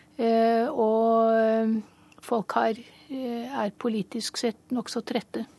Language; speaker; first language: Norwegian; native; Norwegian